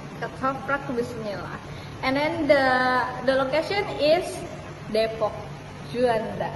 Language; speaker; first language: English; non-native, learner; Indonesian